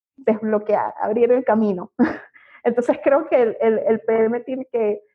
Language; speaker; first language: Spanish; native; Spanish